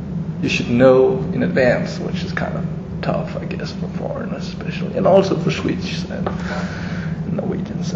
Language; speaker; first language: English; non-native, fluent; Danish